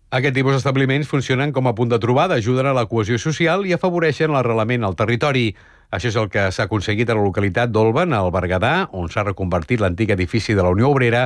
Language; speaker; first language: Catalan; native; Catalan